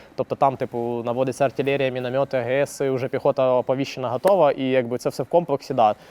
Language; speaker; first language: Ukrainian; native; Ukrainian